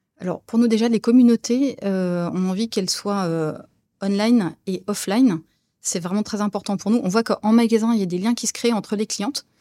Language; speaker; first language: French; native; French